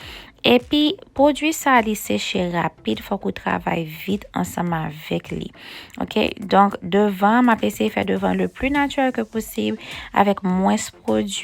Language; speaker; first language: French; non-native, learner; Haitian Creole